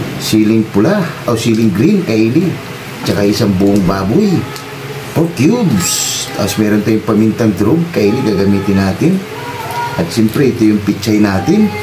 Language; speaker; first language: Filipino; native; Filipino